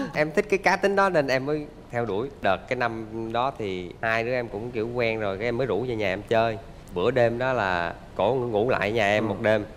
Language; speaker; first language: Vietnamese; native; Vietnamese